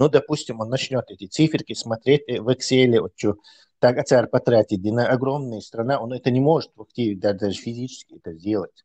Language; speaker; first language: Russian; non-native, local second language; Chechen